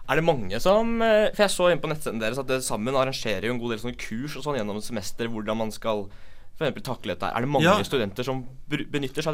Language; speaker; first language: Norwegian; native; Norwegian